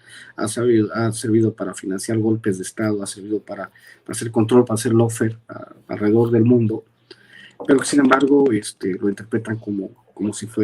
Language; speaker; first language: Spanish; native; Spanish